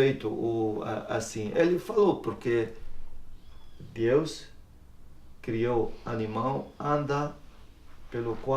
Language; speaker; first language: Portuguese; non-native, learner; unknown